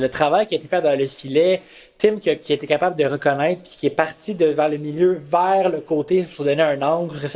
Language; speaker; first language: French; native; French